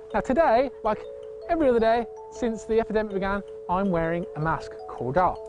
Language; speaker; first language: English; native; English